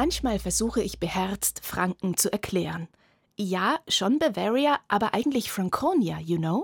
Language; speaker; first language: German; native; German